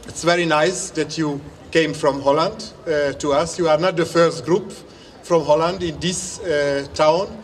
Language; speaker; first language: English; non-native, learner; Hungarian